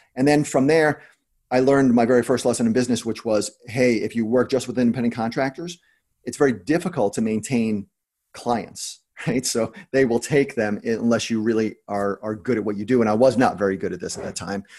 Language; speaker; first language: English; native; English